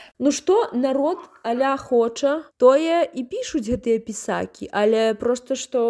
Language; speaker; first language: Belarusian; non-native, local second language; Russian